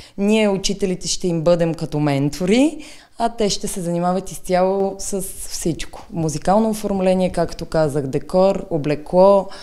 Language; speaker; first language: Bulgarian; native; Bulgarian